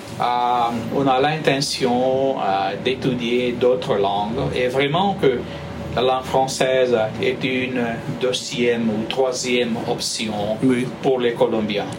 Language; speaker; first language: French; non-native, fluent; Spanish